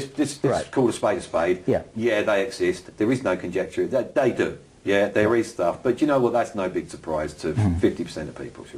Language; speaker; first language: English; native; English